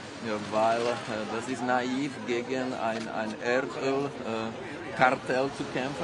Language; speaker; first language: German; non-native, fluent; Czech